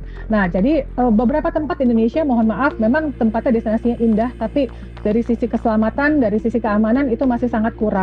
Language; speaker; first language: Indonesian; native; Indonesian